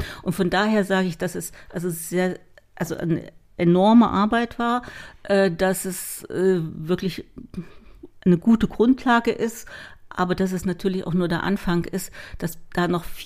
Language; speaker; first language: German; native; German